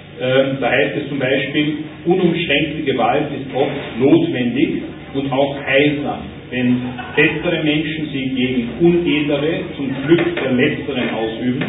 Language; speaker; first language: German; native; German